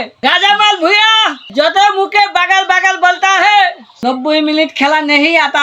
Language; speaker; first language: Hindi; non-native, learner; Bangla